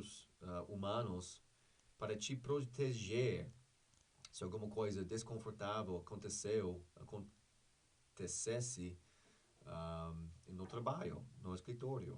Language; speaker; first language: Portuguese; non-native, fluent; English